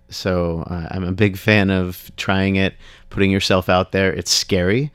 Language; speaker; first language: English; native; English